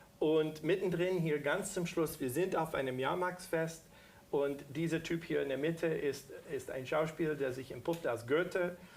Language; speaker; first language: German; non-native, fluent; English